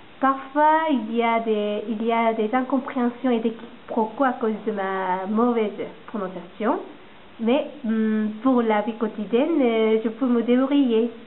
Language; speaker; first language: French; non-native, fluent; Korean